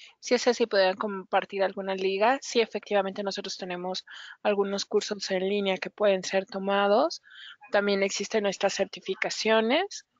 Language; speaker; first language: Spanish; native; Spanish